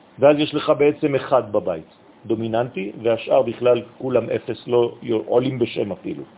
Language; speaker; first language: Hebrew; non-native, fluent; French